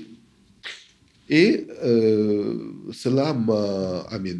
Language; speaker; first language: French; non-native, fluent; Russian